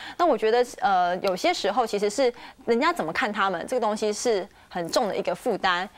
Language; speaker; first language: Chinese; native; Chinese